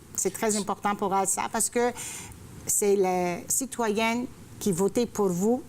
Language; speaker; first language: French; non-native, fluent; Greek